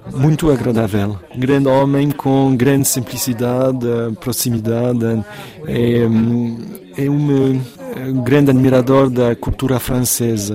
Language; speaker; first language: Portuguese; non-native, fluent; French